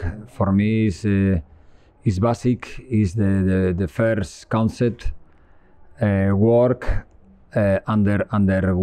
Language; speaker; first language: English; non-native, learner; Spanish